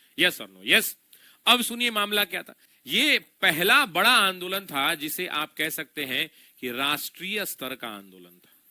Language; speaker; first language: Hindi; native; Hindi